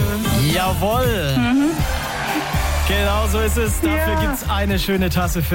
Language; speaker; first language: German; native; German